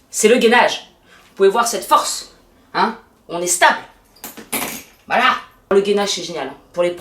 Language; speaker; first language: French; native; French